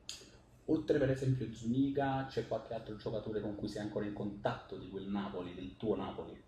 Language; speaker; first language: Italian; native; Italian